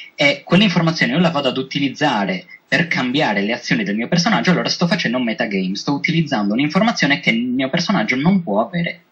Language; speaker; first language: Italian; native; Italian